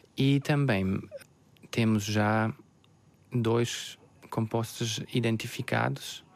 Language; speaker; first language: Portuguese; non-native, fluent; German